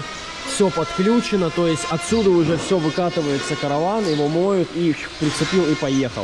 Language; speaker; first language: Russian; native; Russian